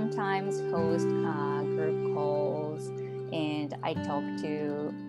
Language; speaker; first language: English; non-native, fluent; Japanese